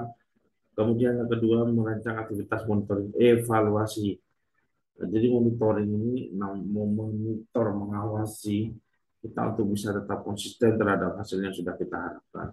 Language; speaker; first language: Indonesian; native; Indonesian